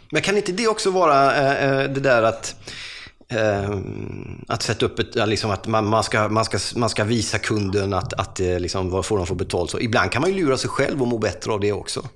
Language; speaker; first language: Swedish; native; Swedish